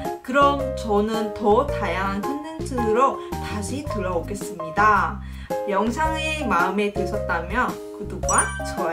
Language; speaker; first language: Korean; non-native, local second language; Vietnamese